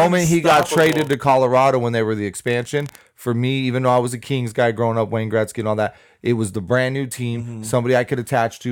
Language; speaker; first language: English; native; English